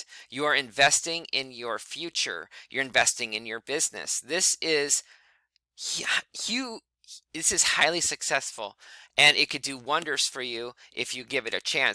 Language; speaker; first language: English; native; English